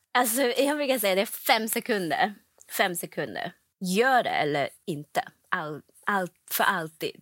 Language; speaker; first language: Swedish; non-native, fluent; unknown